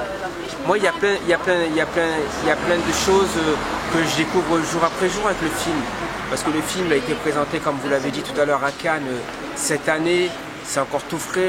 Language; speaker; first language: French; native; French